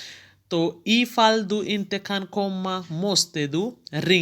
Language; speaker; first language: Swedish; non-native, fluent; Urdu